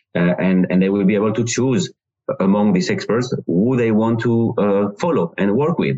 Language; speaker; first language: English; non-native, fluent; French